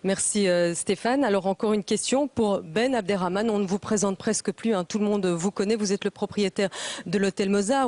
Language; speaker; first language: French; native; French